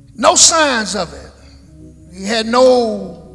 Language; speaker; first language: English; native; English